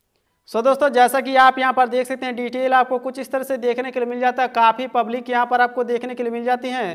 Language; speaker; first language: Hindi; native; Hindi